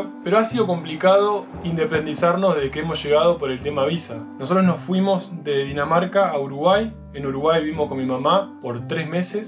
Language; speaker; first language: Spanish; native; Spanish